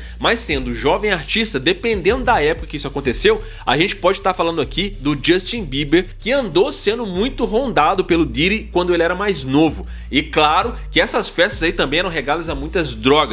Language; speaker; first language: Portuguese; native; Portuguese